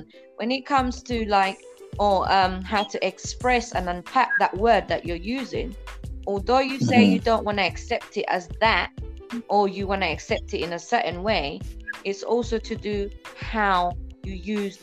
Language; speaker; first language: English; non-native, local second language; Ganda